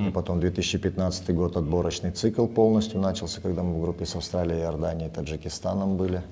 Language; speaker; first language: Russian; native; Russian